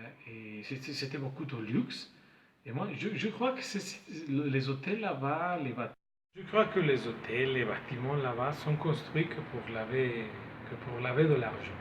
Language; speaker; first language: French; non-native, fluent; Spanish